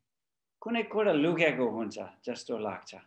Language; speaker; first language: Nepali; non-native, fluent; English